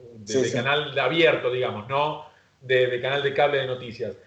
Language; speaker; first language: Spanish; native; Spanish